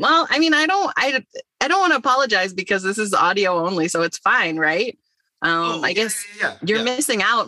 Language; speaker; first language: English; native; English